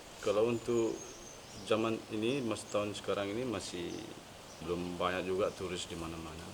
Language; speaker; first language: Indonesian; non-native, local second language; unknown